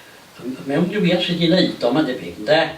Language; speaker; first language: Welsh; native; Welsh